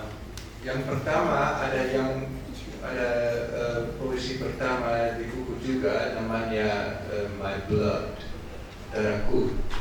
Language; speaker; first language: Indonesian; non-native, learner; Dutch